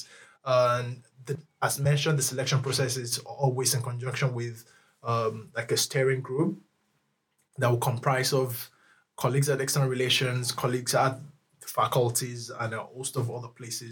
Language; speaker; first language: English; non-native, local second language; Yoruba